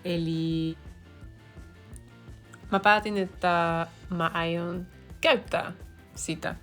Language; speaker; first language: Finnish; non-native, fluent; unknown